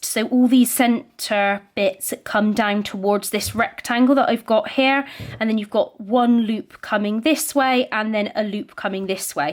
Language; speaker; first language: English; native; English